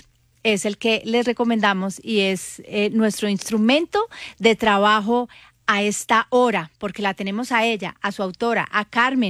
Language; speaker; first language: Spanish; native; Spanish